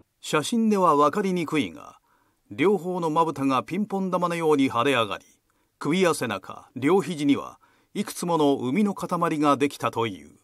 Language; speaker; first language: Japanese; native; Japanese